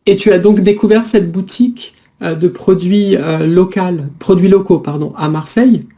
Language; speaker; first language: French; native; French